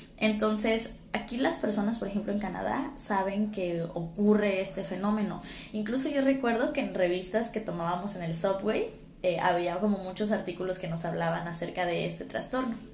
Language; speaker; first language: Spanish; native; Spanish